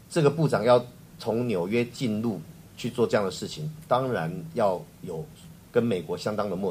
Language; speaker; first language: Chinese; native; Chinese